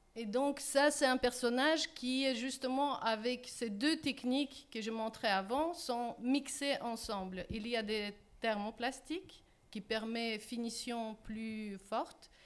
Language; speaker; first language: French; non-native, fluent; Russian